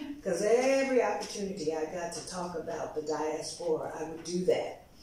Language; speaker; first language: English; native; English